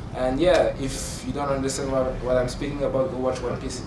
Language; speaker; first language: English; non-native, fluent; French